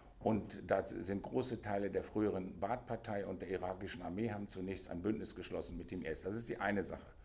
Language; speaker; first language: German; native; German